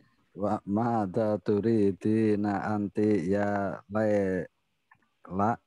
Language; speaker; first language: Arabic; non-native, learner; Indonesian